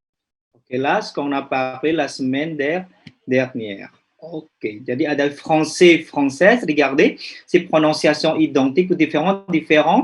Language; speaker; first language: French; non-native, fluent; Indonesian